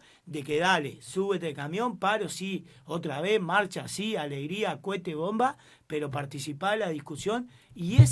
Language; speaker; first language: Spanish; native; Spanish